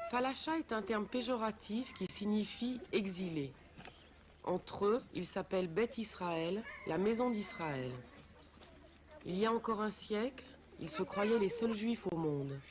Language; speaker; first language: French; native; French